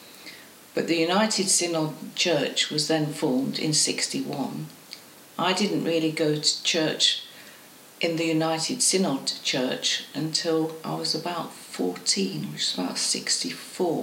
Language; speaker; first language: English; non-native, local second language; Estonian